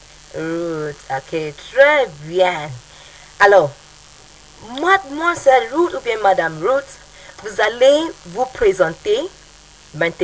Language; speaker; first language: French; non-native, fluent; Yoruba